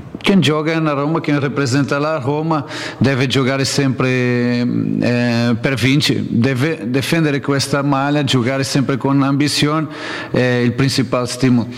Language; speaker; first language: Italian; non-native, learner; Portuguese